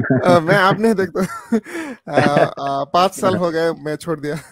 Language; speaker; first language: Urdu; non-native, learner; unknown